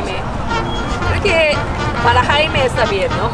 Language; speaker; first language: Spanish; non-native, learner; Korean